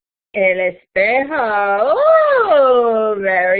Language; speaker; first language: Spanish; non-native, fluent; English